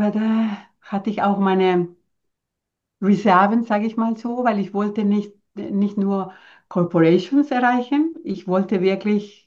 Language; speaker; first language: German; non-native, fluent; Spanish